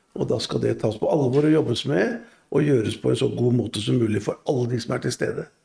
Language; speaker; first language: Norwegian; native; Norwegian